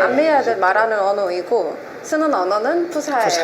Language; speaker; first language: Korean; non-native, fluent; Arabic